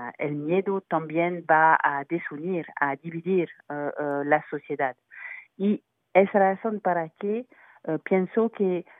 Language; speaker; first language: Spanish; non-native, fluent; French